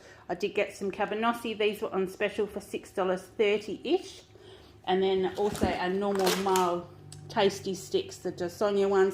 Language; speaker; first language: English; native; English